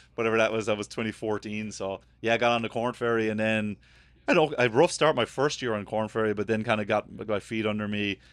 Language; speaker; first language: English; native; English